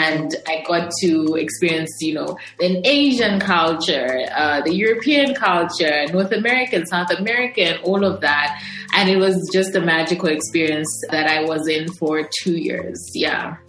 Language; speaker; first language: English; non-native, local second language; Bemba